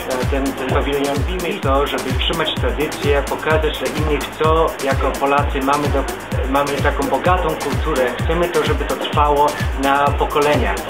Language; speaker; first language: Polish; early bilingual, heritage; Polish